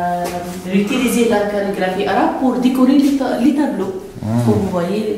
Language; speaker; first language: French; non-native, local second language; Arabic